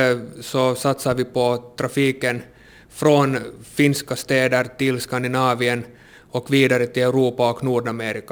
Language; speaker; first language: Swedish; native; Swedish